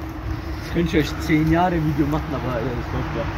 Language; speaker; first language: German; early bilingual, other home language; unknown